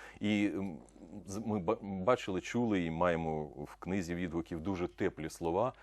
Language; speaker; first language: Ukrainian; non-native, local second language; Russian